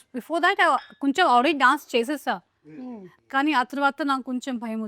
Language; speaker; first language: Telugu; non-native, local second language; Hindi